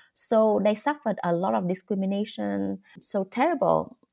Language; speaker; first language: English; non-native, fluent; Vietnamese